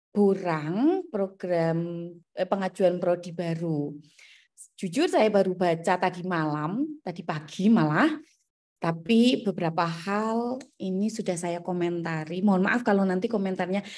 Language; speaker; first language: Indonesian; non-native, local second language; Javanese